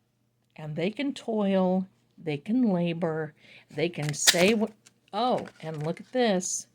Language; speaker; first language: English; native; English